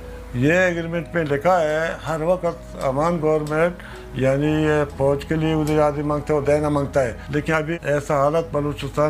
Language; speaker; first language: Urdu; non-native, local second language; Baluchi